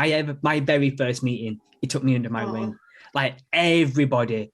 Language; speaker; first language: English; native; English